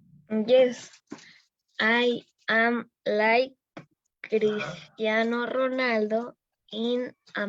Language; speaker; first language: English; non-native, learner; Spanish